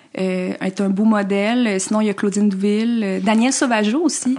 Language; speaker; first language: French; native; French